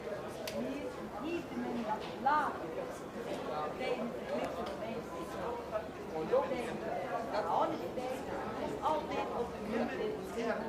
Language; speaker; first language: Dutch; non-native, learner; Arabic